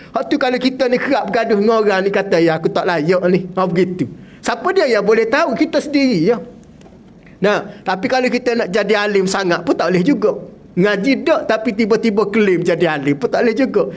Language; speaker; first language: Malay; native; Malay